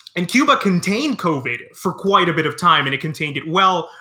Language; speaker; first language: English; early bilingual, other home language; Spanish